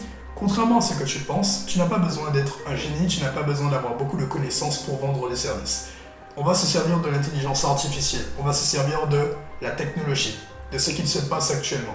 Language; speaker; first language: French; native; French